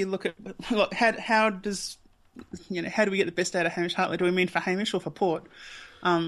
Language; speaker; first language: English; native; English